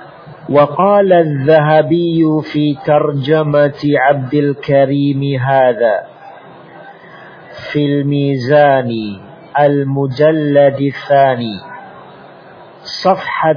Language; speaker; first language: Arabic; non-native, fluent; Indonesian